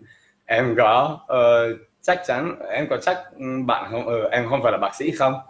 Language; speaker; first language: Vietnamese; non-native, fluent; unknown